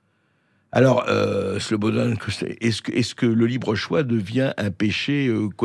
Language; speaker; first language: French; native; French